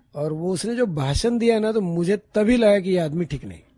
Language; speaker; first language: Hindi; non-native, local second language; Marathi